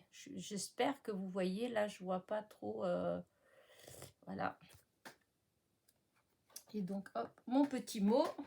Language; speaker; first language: French; native; French